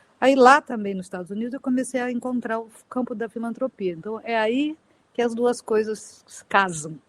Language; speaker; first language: Portuguese; native; Portuguese